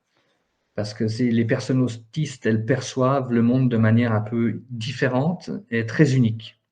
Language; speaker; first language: French; native; French